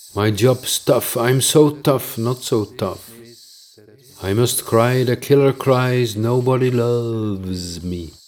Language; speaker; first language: English; non-native, fluent; Dutch